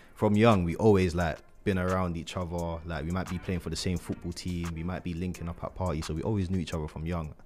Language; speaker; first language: English; native; English